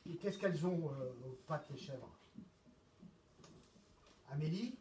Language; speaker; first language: French; native; French